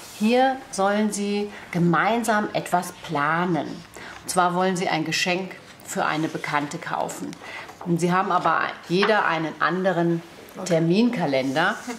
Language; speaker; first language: German; native; German